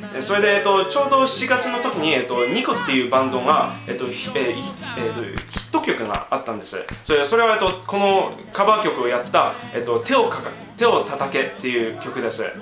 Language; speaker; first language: Japanese; non-native, fluent; English